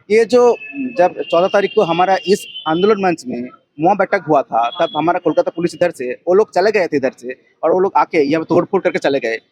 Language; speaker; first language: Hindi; non-native, local second language; Bangla